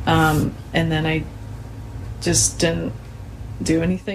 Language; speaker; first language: English; native; English